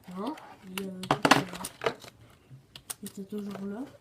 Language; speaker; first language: French; native; French